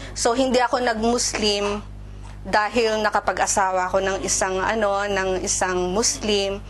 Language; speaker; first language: Filipino; native; Filipino